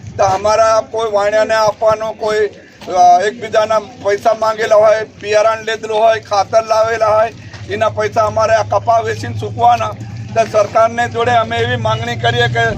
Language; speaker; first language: Gujarati; non-native, local second language; Rathawi